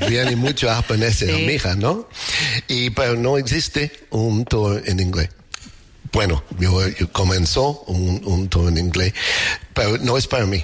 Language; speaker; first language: Spanish; non-native, fluent; English